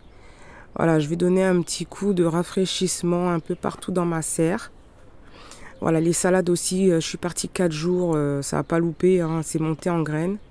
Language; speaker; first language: French; native; French